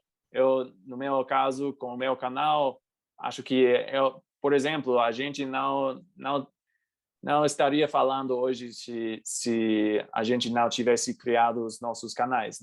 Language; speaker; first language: Portuguese; non-native, fluent; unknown